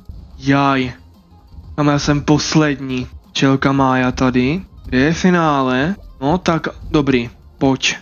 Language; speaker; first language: Czech; native; Czech